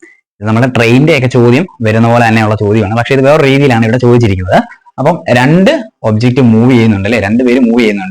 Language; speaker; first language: Malayalam; native; Malayalam